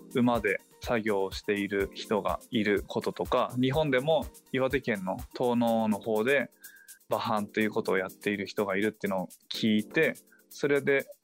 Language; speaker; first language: Japanese; native; Japanese